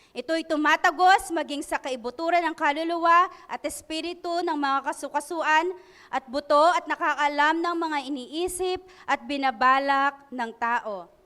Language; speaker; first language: Filipino; non-native, local second language; Pampanga